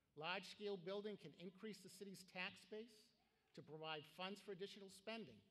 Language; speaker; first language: English; native; English